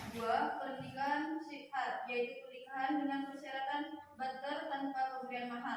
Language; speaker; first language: Indonesian; native; Indonesian